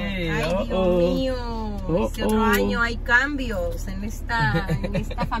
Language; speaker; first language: Spanish; native; Spanish